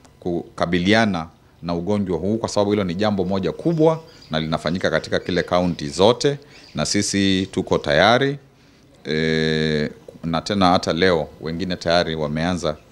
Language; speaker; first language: Swahili; non-native, local second language; Kamba